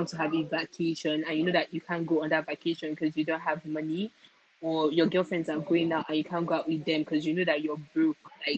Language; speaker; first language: English; non-native, local second language; Igbo